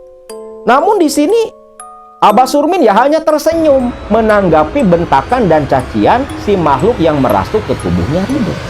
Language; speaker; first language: Indonesian; non-native, local second language; Sundanese